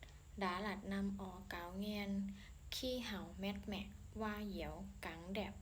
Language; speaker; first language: Vietnamese; non-native, learner; Thai